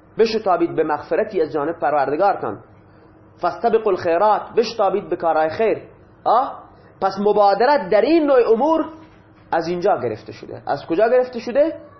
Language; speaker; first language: Persian; non-native, local second language; Baluchi